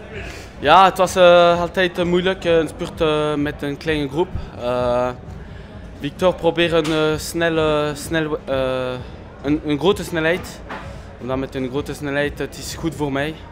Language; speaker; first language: Dutch; non-native, local second language; French